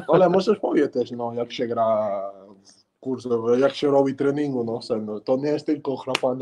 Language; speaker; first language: Polish; non-native, learner; Spanish